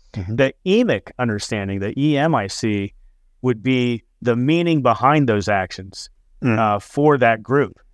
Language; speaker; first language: English; native; English